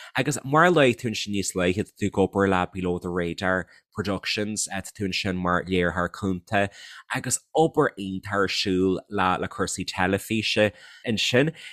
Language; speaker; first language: Irish; native; Irish